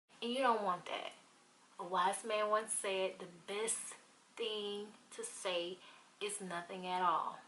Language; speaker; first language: English; native; English